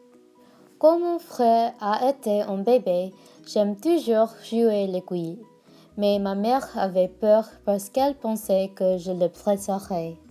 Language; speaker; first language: French; non-native, learner; English